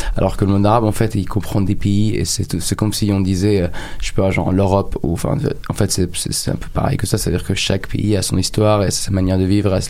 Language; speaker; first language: French; non-native, fluent; Arabic